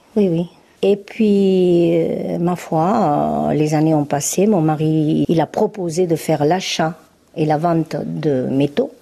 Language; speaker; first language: French; early bilingual, other home language; Spanish